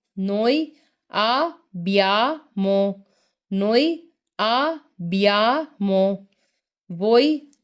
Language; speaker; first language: Italian; non-native, learner; Hindi